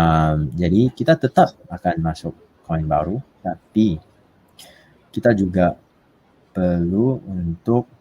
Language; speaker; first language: Indonesian; non-native, fluent; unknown